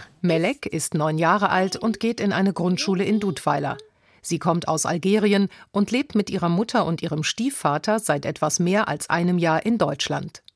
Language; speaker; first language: German; native; German